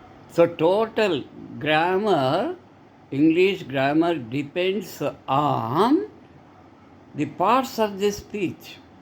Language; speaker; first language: English; non-native, local second language; Telugu